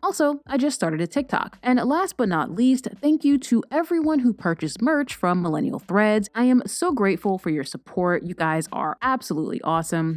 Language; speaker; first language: English; native; English